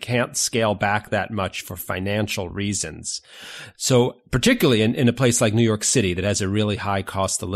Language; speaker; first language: English; native; English